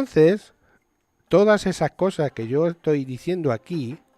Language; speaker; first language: Spanish; native; Spanish